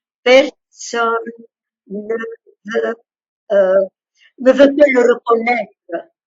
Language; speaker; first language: French; non-native, local second language; Arabic